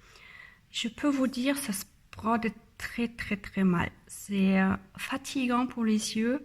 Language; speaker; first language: French; non-native, learner; German